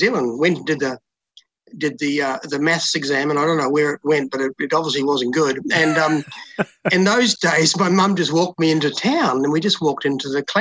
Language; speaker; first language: English; native; English